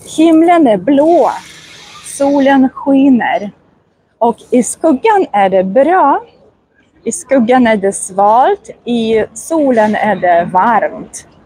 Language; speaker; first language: Swedish; non-native, fluent; Russian